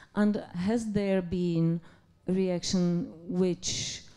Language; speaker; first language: English; non-native, fluent; Czech